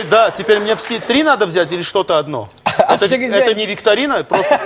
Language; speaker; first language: Russian; non-native, local second language; Armenian